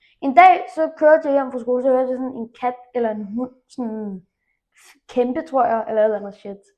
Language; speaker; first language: Danish; early bilingual, other home language; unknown